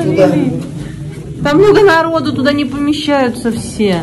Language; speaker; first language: Russian; native; Russian